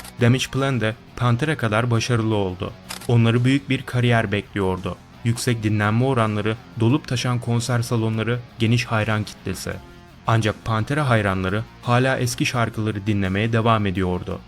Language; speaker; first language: Turkish; native; Turkish